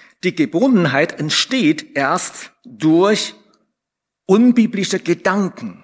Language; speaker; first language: German; non-native, fluent; Chinese